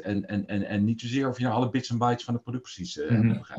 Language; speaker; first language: Dutch; native; Dutch